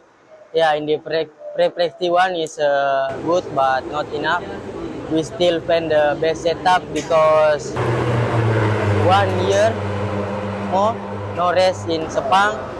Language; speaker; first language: English; non-native, learner; Indonesian